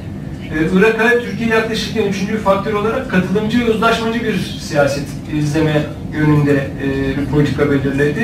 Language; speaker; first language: Turkish; native; Turkish